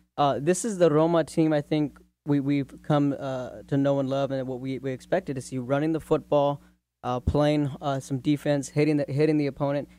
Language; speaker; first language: English; native; English